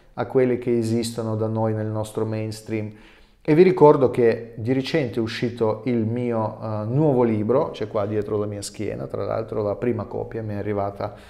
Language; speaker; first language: Italian; non-native, fluent; Russian